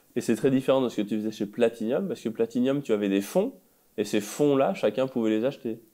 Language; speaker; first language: French; native; French